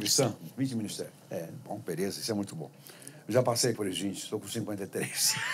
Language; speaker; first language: Portuguese; native; Portuguese